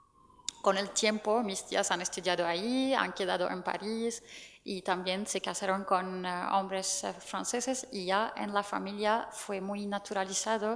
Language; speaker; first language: Spanish; non-native, fluent; Arabic